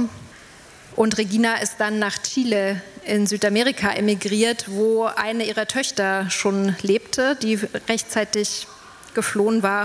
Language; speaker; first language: German; native; German